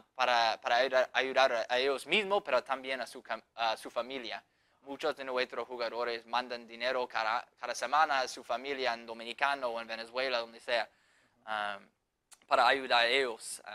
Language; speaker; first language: Spanish; non-native, fluent; English